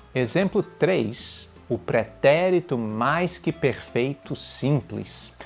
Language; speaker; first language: Portuguese; native; Portuguese